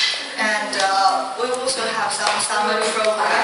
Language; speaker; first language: English; non-native, fluent; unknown